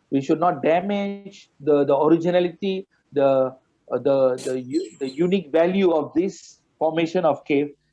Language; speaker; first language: English; non-native, local second language; Malay